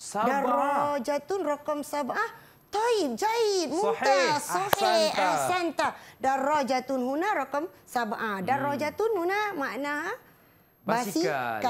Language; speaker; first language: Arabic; non-native, fluent; Malay